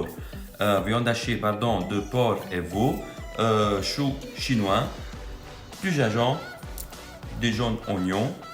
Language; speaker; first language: French; non-native, fluent; Italian